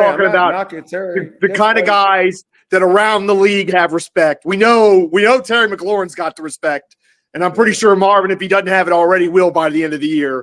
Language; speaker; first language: English; native; English